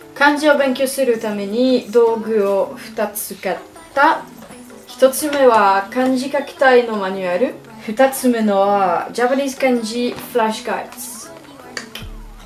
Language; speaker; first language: Japanese; non-native, learner; French